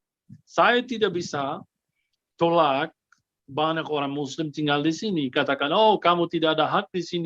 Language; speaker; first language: Indonesian; non-native, fluent; Arabic